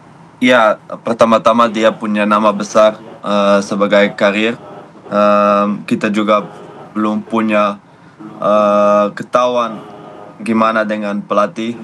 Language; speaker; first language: Indonesian; non-native, learner; Dutch